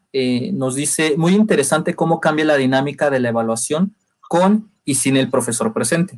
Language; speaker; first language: Spanish; native; Spanish